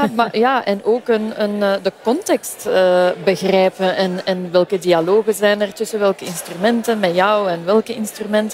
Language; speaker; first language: Dutch; native; Dutch